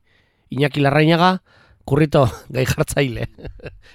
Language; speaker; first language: Basque; native; Basque